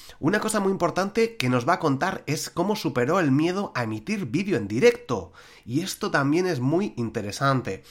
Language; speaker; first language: Spanish; native; Spanish